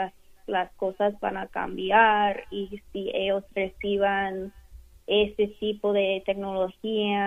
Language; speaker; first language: Spanish; non-native, fluent; English